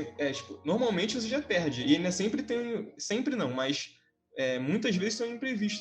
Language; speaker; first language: Portuguese; native; Portuguese